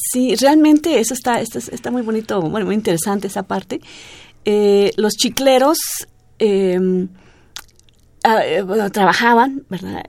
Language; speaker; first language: Spanish; non-native, fluent; German